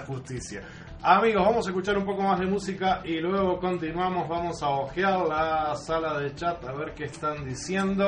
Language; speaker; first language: Spanish; native; Spanish